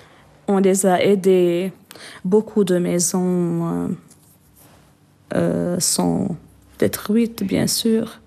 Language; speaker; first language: French; non-native, local second language; Arabic